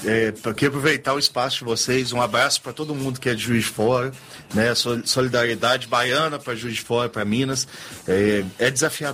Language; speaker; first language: Portuguese; native; Portuguese